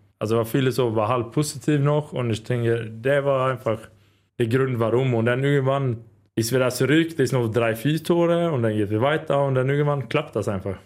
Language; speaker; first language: German; non-native, learner; Swedish